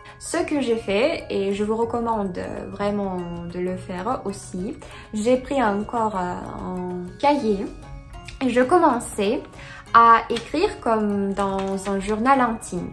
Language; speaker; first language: French; non-native, fluent; Russian